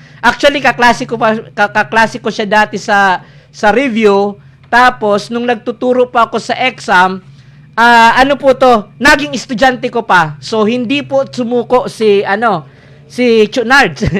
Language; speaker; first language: Filipino; non-native, local second language; Bikol